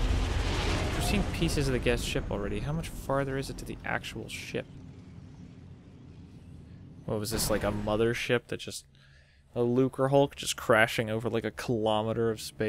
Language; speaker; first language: English; native; English